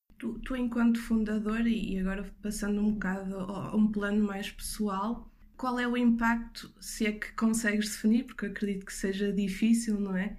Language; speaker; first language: Portuguese; native; Portuguese